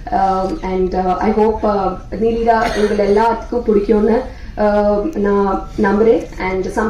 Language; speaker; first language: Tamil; non-native, learner; Telugu